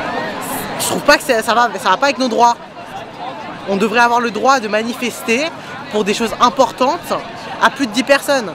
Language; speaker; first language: French; native; French